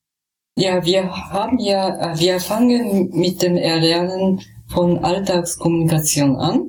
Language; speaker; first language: German; non-native, fluent; Japanese